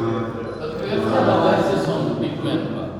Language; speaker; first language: English; non-native, learner; Indonesian